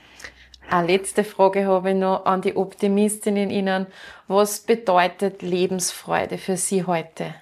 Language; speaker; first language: German; native; German